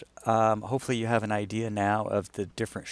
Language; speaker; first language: English; native; English